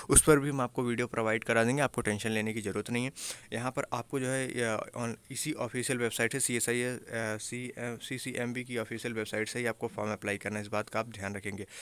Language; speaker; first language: Hindi; native; Hindi